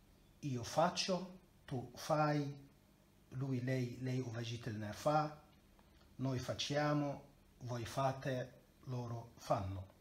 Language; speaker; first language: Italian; non-native, fluent; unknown